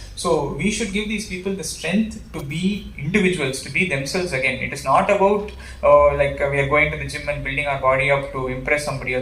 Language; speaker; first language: English; non-native, local second language; Tamil